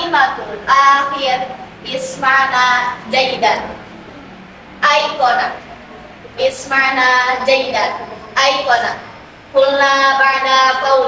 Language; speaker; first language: Arabic; non-native, learner; Indonesian